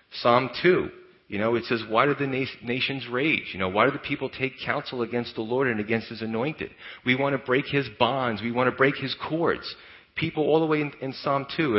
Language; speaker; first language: English; native; English